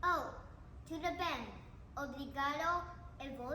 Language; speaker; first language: Portuguese; non-native, learner; English